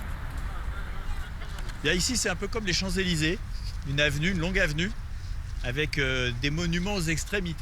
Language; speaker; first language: French; native; French